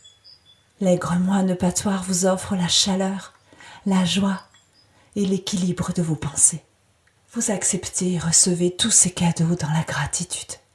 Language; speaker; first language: French; native; French